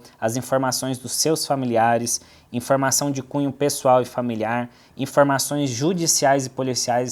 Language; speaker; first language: Portuguese; native; Portuguese